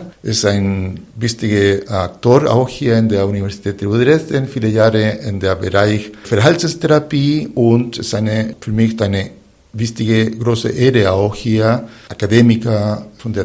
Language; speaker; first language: German; non-native, fluent; Spanish